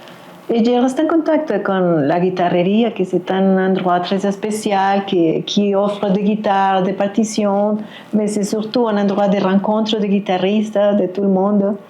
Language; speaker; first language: French; non-native, fluent; Spanish